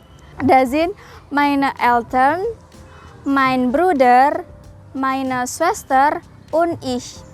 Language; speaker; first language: German; non-native, learner; Indonesian